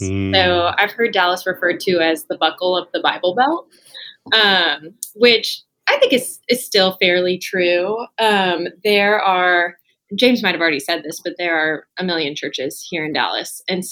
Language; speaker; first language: English; native; English